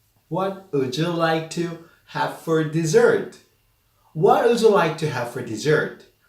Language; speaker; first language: English; non-native, fluent; Korean